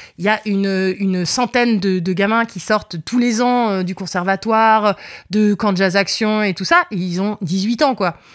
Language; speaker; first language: French; native; French